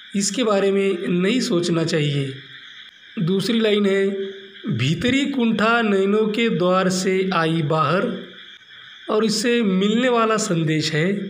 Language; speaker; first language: Hindi; non-native, local second language; Marathi